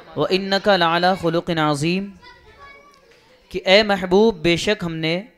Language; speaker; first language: Urdu; native; Urdu